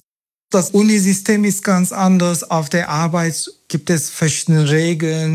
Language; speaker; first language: German; non-native, fluent; Turkish